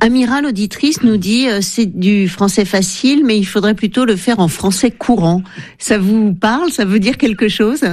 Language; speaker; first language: French; native; French